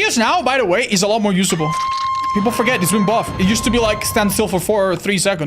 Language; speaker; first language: English; native; English